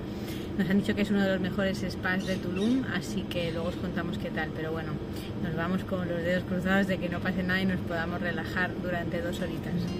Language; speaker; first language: Spanish; native; Spanish